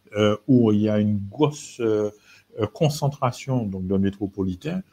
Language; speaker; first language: French; native; French